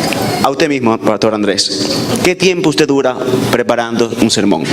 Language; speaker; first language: Spanish; native; Spanish